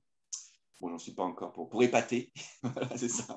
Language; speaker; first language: French; native; French